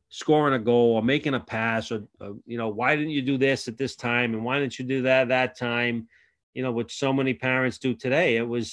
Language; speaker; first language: English; native; English